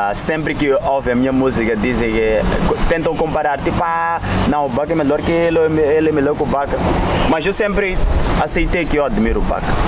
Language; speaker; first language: Portuguese; non-native, local second language; Tsonga